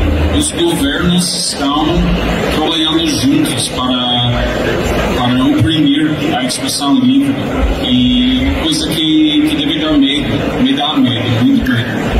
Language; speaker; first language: Portuguese; non-native, fluent; English